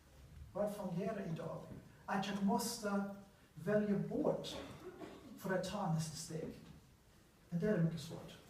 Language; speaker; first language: Swedish; non-native, learner; English